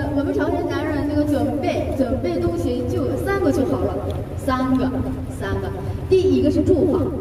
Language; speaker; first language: Chinese; non-native, fluent; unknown